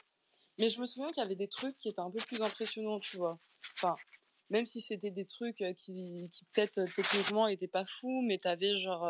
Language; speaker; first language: French; native; French